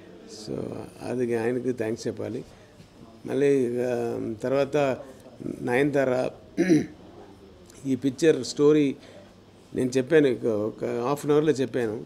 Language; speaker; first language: Telugu; non-native, learner; Tamil